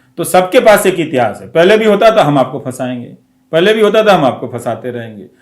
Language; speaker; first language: Hindi; non-native, local second language; Bhojpuri